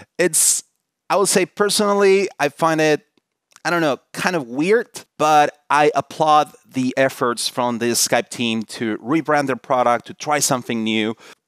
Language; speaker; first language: English; non-native, fluent; Spanish